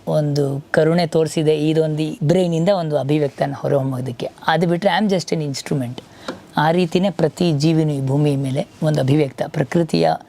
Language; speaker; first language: Kannada; native; Kannada